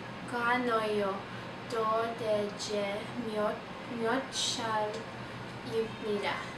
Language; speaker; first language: Korean; non-native, learner; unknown